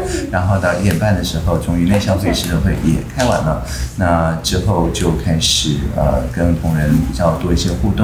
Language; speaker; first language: Chinese; native; Chinese